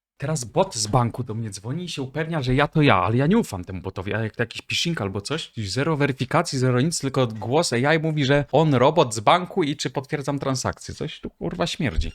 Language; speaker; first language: Polish; native; Polish